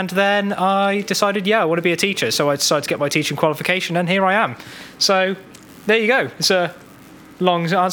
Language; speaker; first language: English; native; English